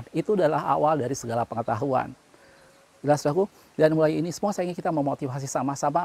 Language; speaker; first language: Indonesian; native; Indonesian